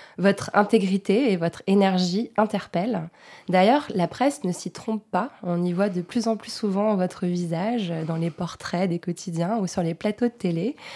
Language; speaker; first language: French; native; French